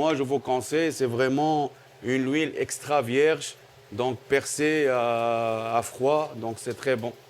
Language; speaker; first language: French; non-native, local second language; Arabic